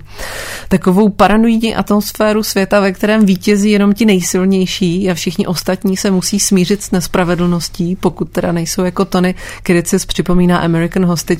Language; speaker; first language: Czech; native; Czech